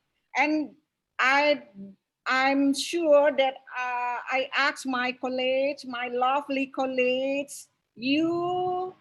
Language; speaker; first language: English; non-native, local second language; Indonesian